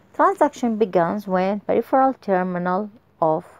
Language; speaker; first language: English; non-native, fluent; Arabic